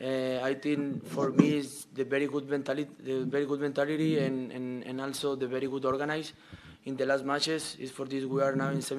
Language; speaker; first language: English; non-native, learner; Spanish